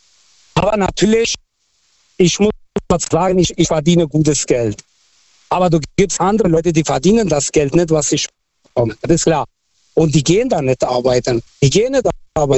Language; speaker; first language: German; non-native, fluent; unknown